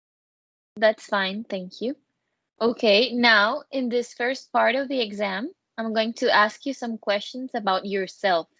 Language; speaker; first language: English; non-native, learner; Spanish